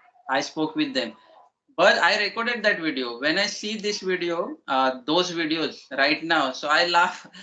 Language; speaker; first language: English; non-native, learner; Marathi